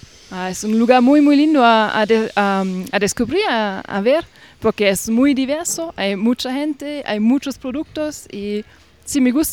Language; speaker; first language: Spanish; non-native, fluent; German